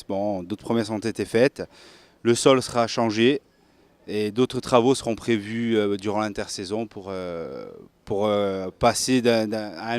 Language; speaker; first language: French; native; French